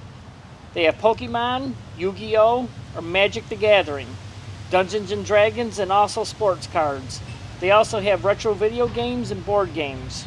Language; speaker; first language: English; native; English